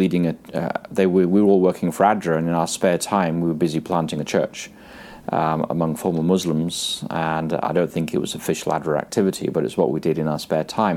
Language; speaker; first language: English; native; English